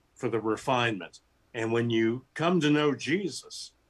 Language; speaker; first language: English; native; English